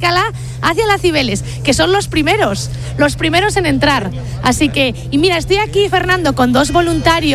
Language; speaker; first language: Spanish; native; Spanish